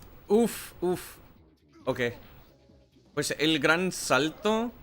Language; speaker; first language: Spanish; non-native, learner; English